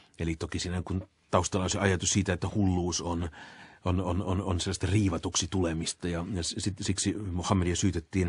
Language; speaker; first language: Finnish; native; Finnish